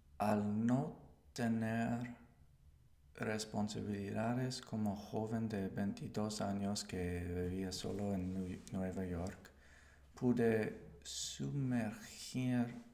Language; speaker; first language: Spanish; non-native, learner; English